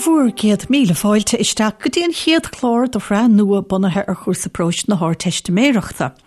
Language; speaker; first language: Irish; native; Irish